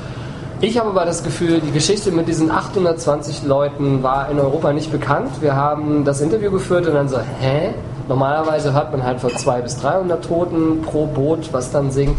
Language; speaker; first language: German; native; German